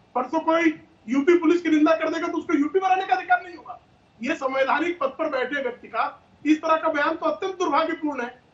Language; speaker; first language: Hindi; native; Hindi